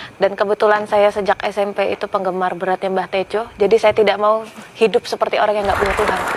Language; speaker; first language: Indonesian; early bilingual, other home language; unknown